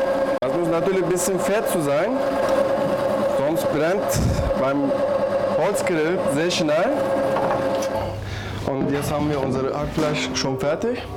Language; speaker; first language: German; non-native, learner; Turkish